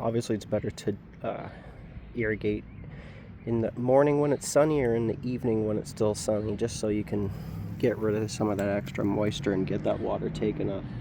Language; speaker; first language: English; native; English